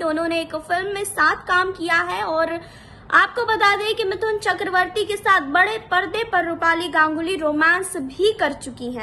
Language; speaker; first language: Hindi; native; Hindi